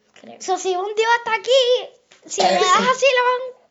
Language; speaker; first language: Spanish; early bilingual, other home language; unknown